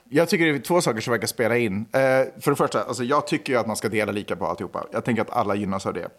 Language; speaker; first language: Swedish; native; Swedish